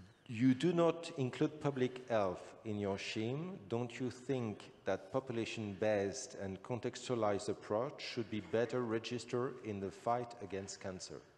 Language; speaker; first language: English; non-native, fluent; French